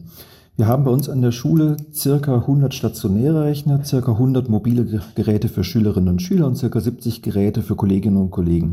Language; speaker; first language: German; native; German